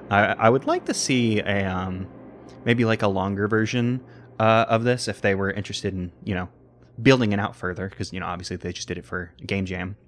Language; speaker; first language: English; native; English